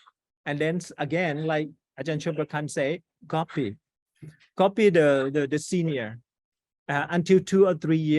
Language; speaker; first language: English; non-native, fluent; Thai